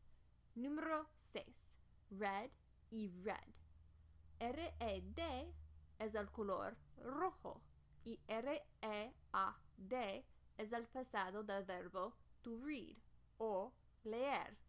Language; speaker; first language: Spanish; non-native, fluent; English